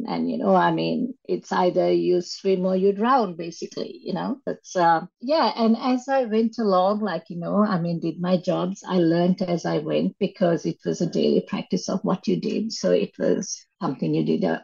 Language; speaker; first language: English; non-native, local second language; Sinhala